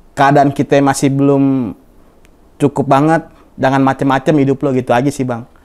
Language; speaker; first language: Indonesian; native; Indonesian